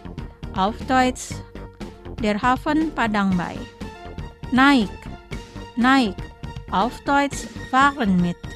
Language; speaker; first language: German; non-native, fluent; Indonesian